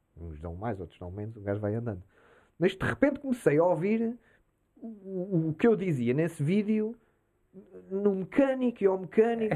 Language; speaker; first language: Portuguese; early bilingual, heritage; Portuguese